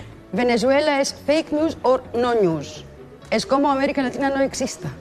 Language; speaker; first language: Spanish; non-native, learner; Greek